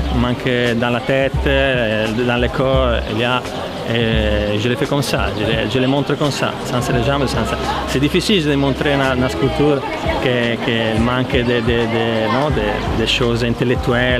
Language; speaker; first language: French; non-native, learner; Italian